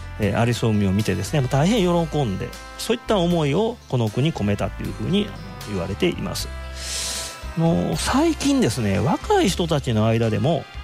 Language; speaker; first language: Japanese; native; Japanese